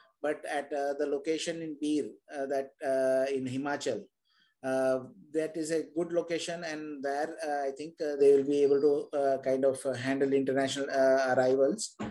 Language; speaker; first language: English; non-native, local second language; Hindi